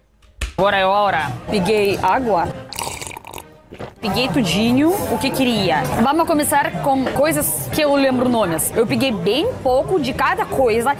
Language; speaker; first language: Portuguese; non-native, fluent; Russian